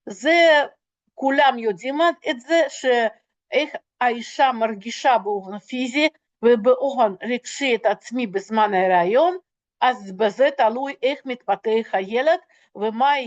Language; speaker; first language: Hebrew; non-native, fluent; Russian